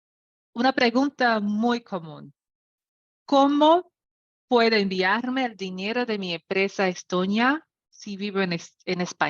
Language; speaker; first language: Spanish; non-native, learner; Portuguese